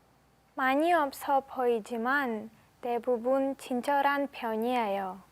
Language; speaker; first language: Korean; non-native, learner; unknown